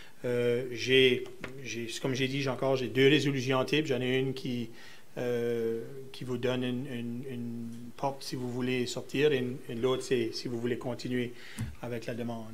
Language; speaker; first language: French; native; French